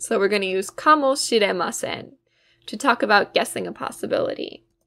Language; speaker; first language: English; native; English